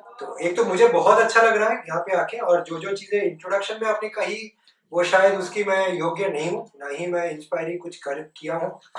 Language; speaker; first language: Hindi; non-native, local second language; Bangla